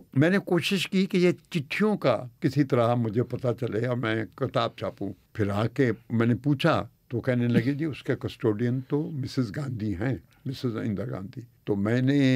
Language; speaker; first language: Hindi; native; Hindi